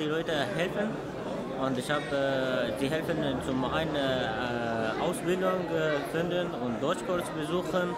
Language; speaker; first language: German; non-native, learner; Arabic